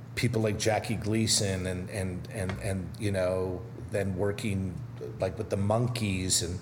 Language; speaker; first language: English; native; English